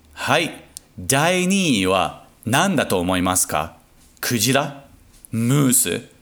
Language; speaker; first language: Japanese; non-native, learner; English